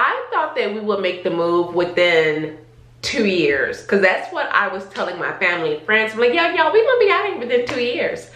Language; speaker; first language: English; native; English